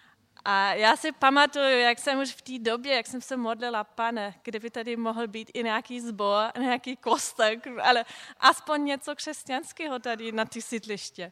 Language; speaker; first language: Czech; non-native, fluent; German